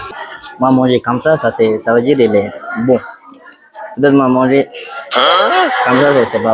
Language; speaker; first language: French; non-native, learner; Tamil